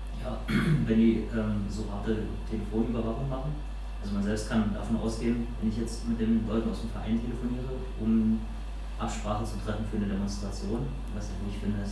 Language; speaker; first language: German; native; German